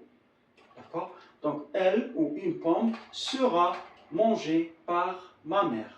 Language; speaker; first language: French; non-native, local second language; Arabic